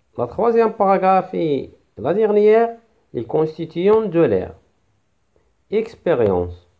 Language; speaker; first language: French; non-native, local second language; Arabic